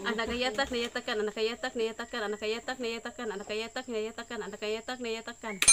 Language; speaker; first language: Cebuano; native; Cebuano